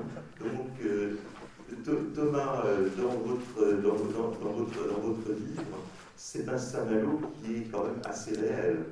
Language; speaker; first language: French; native; French